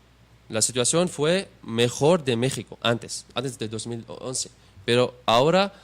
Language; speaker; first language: Spanish; non-native, learner; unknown